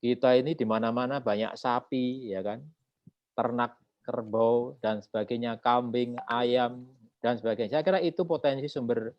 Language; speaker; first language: Indonesian; native; Indonesian